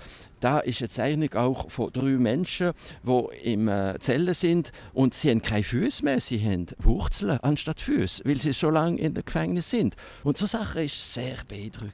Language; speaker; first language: German; non-native, local second language; French